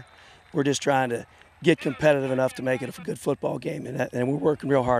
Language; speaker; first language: English; native; English